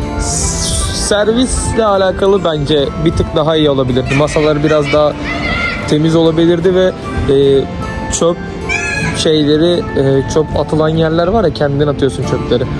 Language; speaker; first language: Turkish; native; Turkish